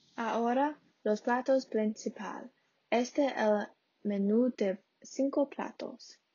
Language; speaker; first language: Spanish; non-native, learner; English